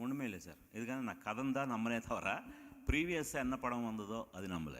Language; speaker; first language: Tamil; non-native, local second language; Telugu